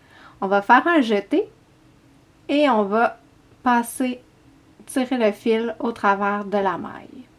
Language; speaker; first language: French; native; French